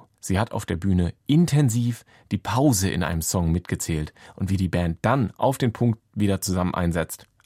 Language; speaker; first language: German; native; German